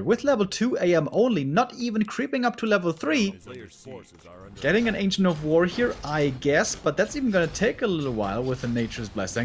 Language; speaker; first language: English; non-native, fluent; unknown